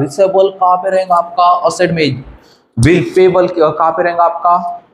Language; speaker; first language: Hindi; non-native, local second language; Marathi